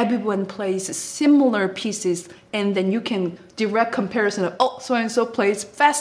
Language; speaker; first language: English; non-native, fluent; Korean